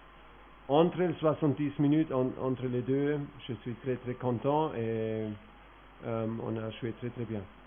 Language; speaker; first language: French; non-native, fluent; German